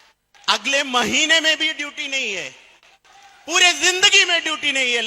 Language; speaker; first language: Hindi; non-native, learner; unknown